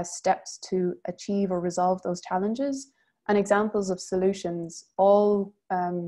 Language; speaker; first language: English; native; English